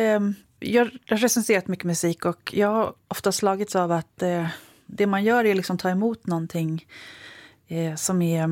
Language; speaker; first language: Swedish; native; Swedish